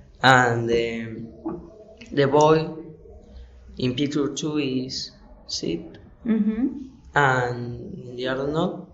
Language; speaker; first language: English; non-native, learner; Spanish